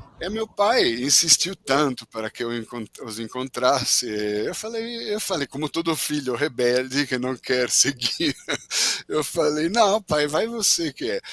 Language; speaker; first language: Portuguese; non-native, fluent; Italian